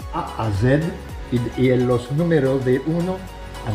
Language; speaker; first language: Spanish; non-native, fluent; French